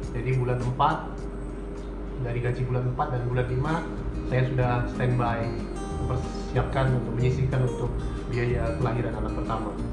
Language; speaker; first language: Indonesian; native; Indonesian